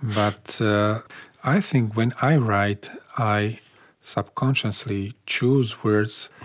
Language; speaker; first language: English; non-native, fluent; Slovak